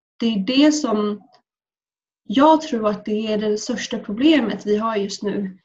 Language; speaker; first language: Swedish; early bilingual, other home language; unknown